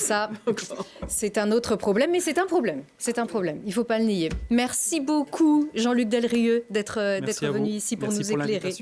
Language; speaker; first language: French; native; French